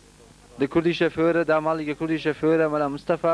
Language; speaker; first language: German; non-native, fluent; Central Kurdish